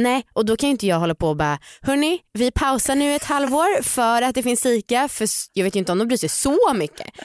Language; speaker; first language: Swedish; native; Swedish